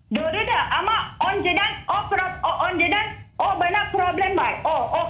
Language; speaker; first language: Turkish; non-native, learner; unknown